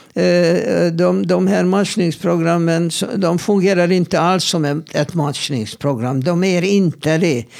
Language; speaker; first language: Swedish; non-native, fluent; Hebrew